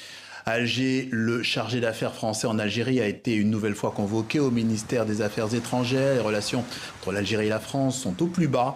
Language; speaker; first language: French; native; French